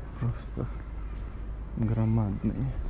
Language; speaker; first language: Russian; non-native, local second language; Chechen